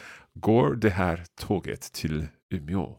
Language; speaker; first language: Swedish; non-native, learner; English